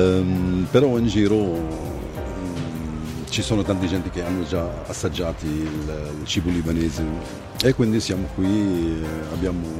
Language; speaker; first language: Italian; non-native, fluent; Arabic